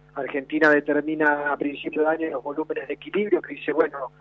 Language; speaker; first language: Spanish; native; Spanish